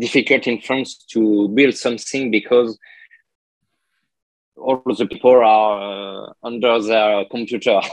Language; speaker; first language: English; non-native, learner; French